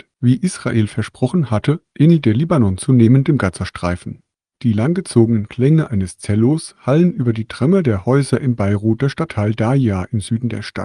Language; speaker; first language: German; native; German